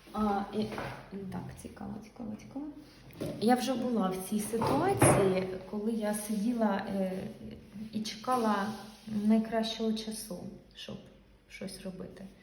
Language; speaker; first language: Ukrainian; non-native, local second language; Russian